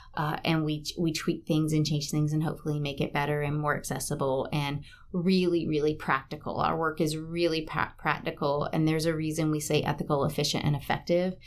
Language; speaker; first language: English; native; English